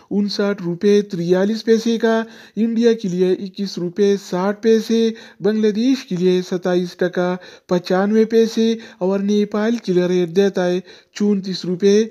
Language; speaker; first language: Urdu; non-native, local second language; Pashto